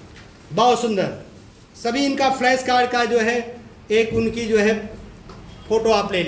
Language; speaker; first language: Hindi; native; Hindi